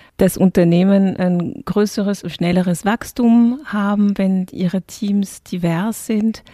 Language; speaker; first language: German; non-native, fluent; French